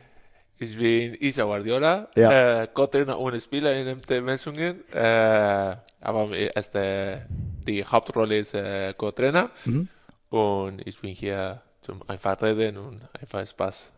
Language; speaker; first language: German; non-native, learner; Spanish